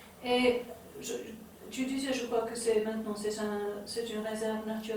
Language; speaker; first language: French; non-native, learner; English